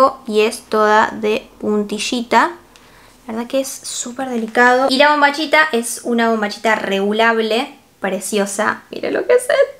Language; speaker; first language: Spanish; native; Spanish